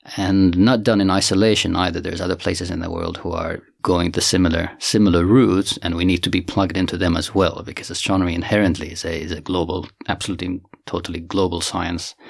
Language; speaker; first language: English; non-native, fluent; Finnish